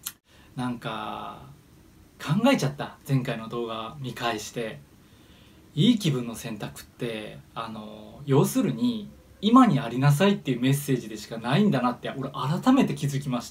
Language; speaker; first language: Japanese; native; Japanese